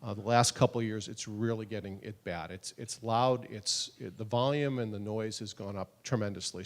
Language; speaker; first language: English; native; English